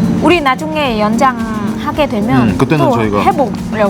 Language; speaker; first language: Korean; non-native, fluent; Vietnamese